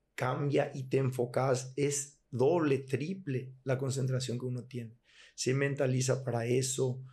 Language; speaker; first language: Spanish; native; Spanish